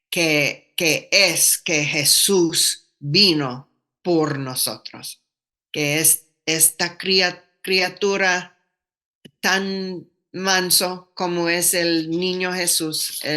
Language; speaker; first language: Spanish; non-native, fluent; English